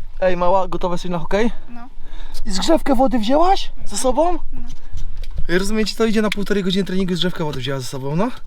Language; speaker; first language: Polish; native; Polish